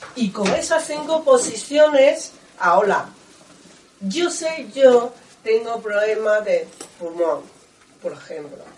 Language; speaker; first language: Spanish; non-native, learner; Chinese